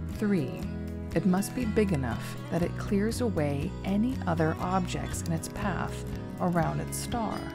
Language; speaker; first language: English; native; English